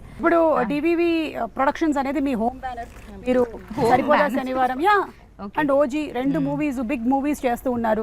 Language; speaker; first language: Telugu; native; Telugu